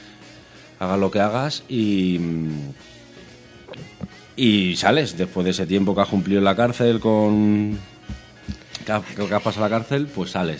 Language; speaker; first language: Spanish; native; Spanish